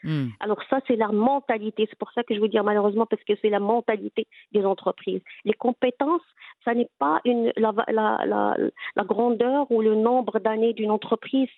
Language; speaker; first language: French; non-native, local second language; Arabic